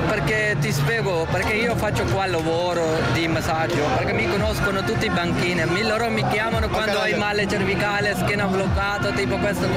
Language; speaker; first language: Italian; non-native, learner; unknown